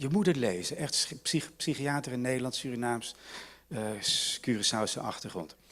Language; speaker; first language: Dutch; native; Dutch